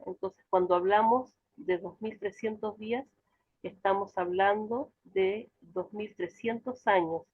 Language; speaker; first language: Spanish; native; Spanish